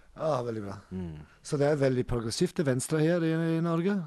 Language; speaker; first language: Norwegian; non-native, learner; German